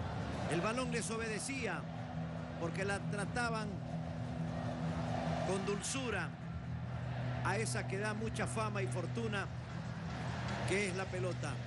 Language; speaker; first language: Spanish; native; Spanish